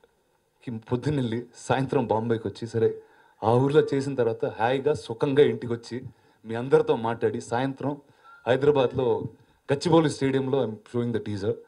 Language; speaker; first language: Telugu; native; Telugu